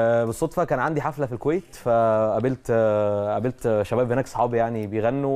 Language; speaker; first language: Arabic; native; Arabic